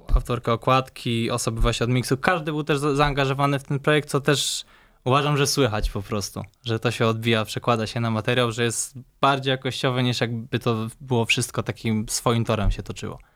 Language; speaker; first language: Polish; native; Polish